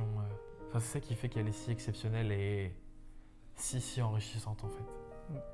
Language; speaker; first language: French; native; French